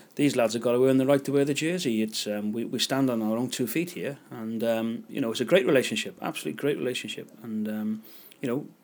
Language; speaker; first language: English; native; English